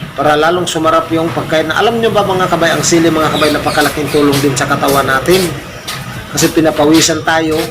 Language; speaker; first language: Filipino; non-native, local second language; Cebuano